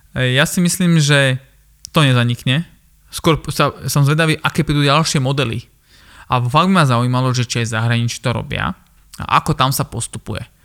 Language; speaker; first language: Slovak; early bilingual, other home language; Armenian